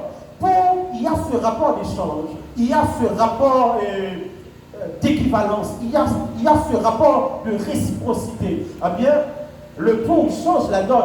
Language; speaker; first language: French; non-native, local second language; Haitian Creole